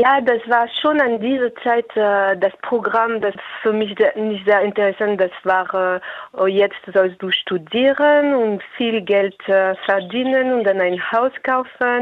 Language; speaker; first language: German; non-native, fluent; French